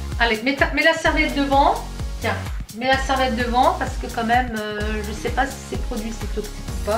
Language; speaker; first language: French; native; French